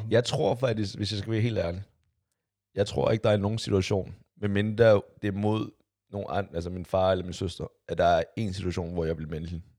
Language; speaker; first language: Danish; early bilingual, other home language; Chinese